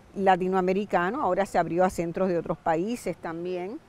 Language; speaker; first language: Spanish; native; Spanish